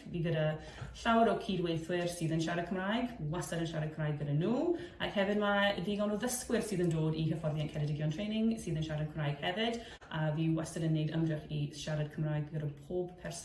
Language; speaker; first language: Welsh; non-native, fluent; English